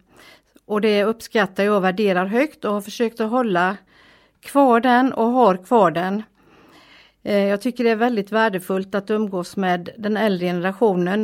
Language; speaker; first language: Swedish; native; Swedish